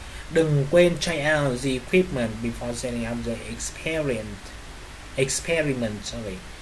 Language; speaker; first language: English; non-native, fluent; Vietnamese